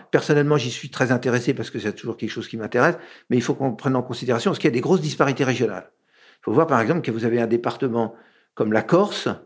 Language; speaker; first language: French; native; French